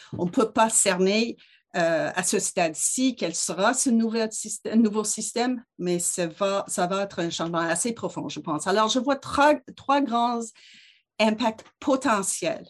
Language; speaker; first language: French; non-native, local second language; English